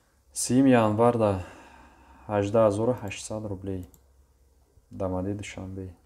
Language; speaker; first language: Russian; non-native, local second language; Tajik